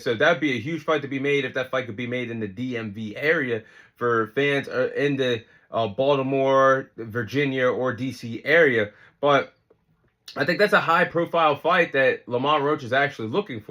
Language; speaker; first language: English; native; English